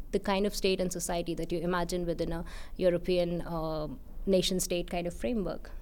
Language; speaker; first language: English; non-native, local second language; Hindi